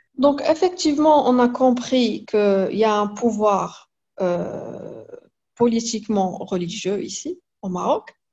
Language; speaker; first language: French; non-native, local second language; Arabic